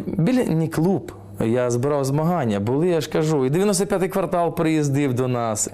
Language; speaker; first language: Ukrainian; non-native, local second language; Russian